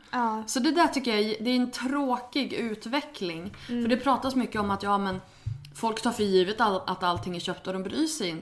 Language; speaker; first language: Swedish; native; Swedish